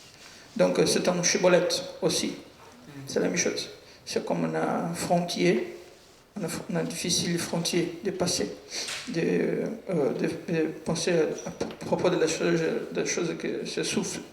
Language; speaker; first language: French; non-native, learner; Portuguese